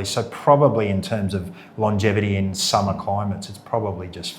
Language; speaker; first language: English; native; English